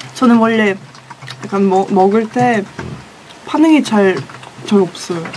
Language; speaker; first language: Korean; non-native, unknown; Russian